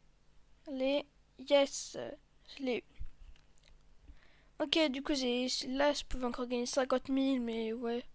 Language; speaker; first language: French; native; French